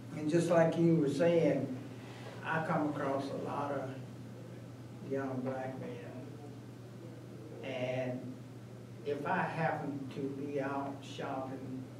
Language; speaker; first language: English; native; English